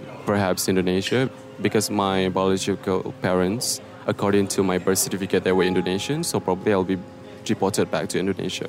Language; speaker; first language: English; non-native, local second language; Malay